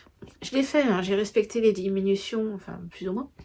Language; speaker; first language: French; native; French